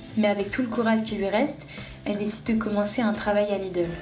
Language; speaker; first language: French; native; French